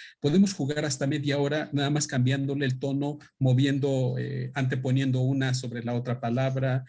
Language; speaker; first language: Spanish; native; Spanish